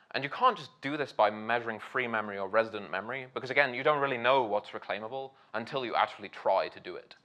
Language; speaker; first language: English; native; English